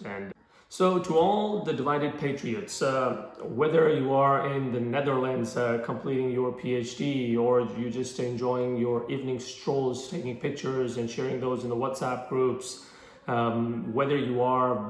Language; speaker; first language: English; non-native, local second language; Urdu